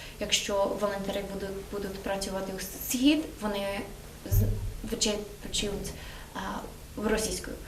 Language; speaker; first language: Ukrainian; non-native, learner; English